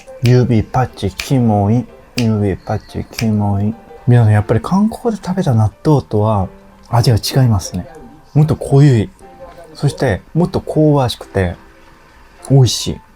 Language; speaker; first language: Japanese; non-native, fluent; Korean